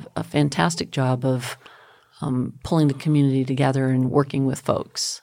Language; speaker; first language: English; native; English